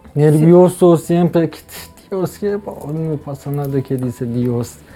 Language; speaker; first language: Spanish; non-native, learner; Persian